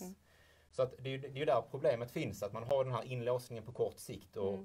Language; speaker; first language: Swedish; native; Swedish